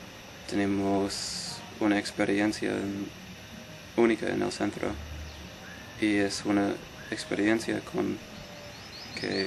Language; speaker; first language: Spanish; non-native, fluent; English